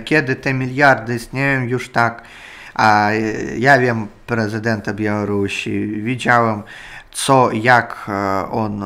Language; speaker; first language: Polish; non-native, learner; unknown